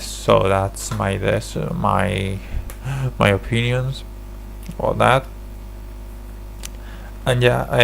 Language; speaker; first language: English; non-native, learner; Spanish